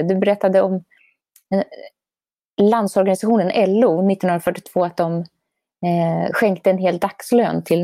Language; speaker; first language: Swedish; native; Swedish